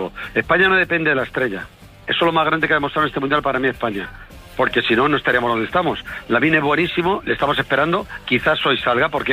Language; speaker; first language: Spanish; native; Spanish